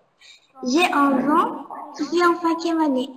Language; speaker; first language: French; non-native, local second language; Arabic